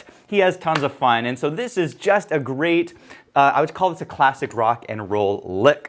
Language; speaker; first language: English; native; English